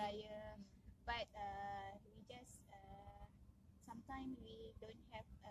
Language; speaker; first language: English; non-native, learner; Malay